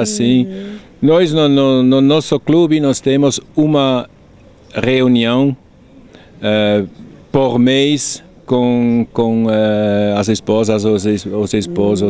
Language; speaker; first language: Portuguese; non-native, fluent; German